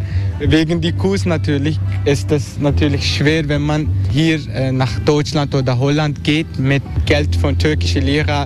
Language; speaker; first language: German; non-native, fluent; Turkish